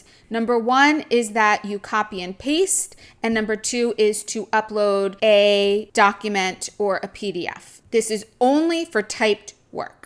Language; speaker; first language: English; native; English